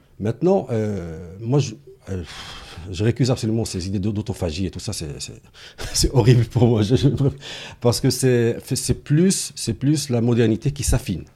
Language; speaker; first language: French; non-native, local second language; Arabic